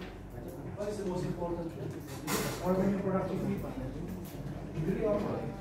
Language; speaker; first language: English; non-native, fluent; Indonesian